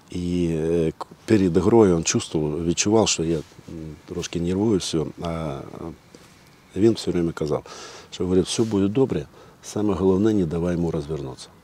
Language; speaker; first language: Ukrainian; non-native, learner; Russian